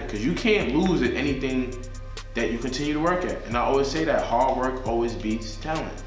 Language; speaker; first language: English; native; English